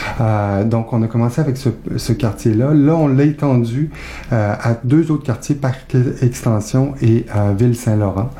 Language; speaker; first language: French; native; French